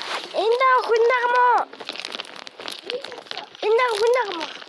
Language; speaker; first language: Korean; non-native, learner; Mongolian